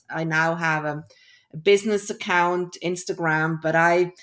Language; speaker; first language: English; early bilingual, other home language; German